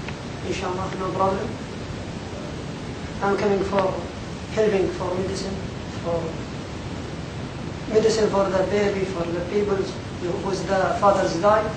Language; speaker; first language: English; non-native, learner; Arabic